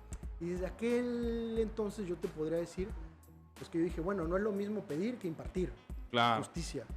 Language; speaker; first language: Spanish; native; Spanish